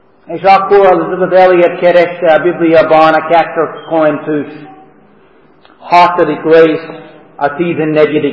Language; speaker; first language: Hungarian; non-native, learner; English